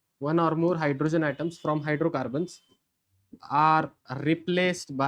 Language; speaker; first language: English; non-native, local second language; Marathi